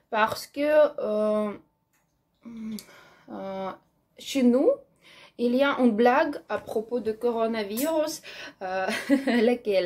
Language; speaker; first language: French; non-native, learner; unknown